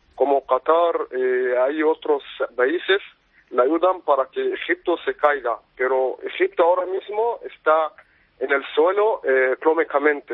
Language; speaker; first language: Spanish; non-native, fluent; Arabic